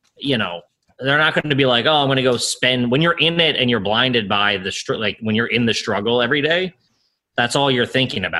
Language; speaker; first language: English; native; English